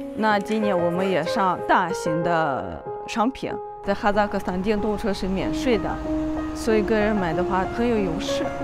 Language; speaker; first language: Chinese; non-native, fluent; Russian